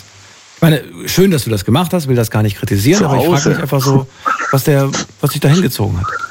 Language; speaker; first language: German; native; German